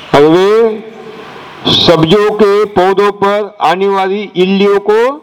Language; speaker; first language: Hindi; non-native, local second language; Marathi